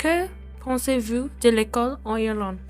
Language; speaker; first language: French; non-native, learner; English